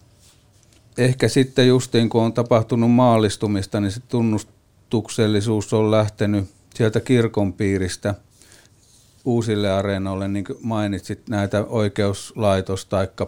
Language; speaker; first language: Finnish; native; Finnish